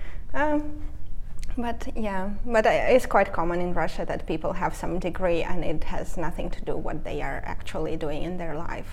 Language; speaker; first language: English; non-native, fluent; Russian